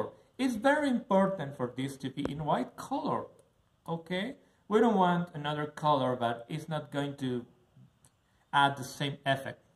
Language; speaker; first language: English; non-native, learner; Spanish